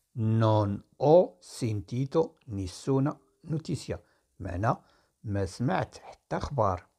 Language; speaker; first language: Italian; non-native, fluent; Arabic